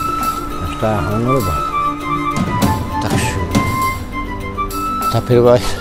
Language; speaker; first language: German; non-native, learner; Albanian